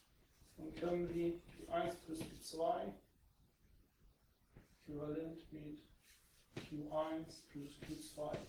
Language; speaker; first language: German; non-native, fluent; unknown